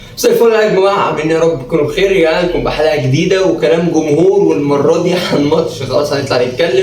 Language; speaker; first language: Arabic; native; Arabic